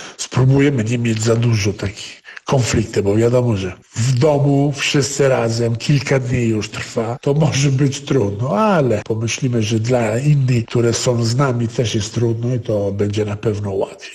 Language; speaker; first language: Polish; non-native, fluent; Italian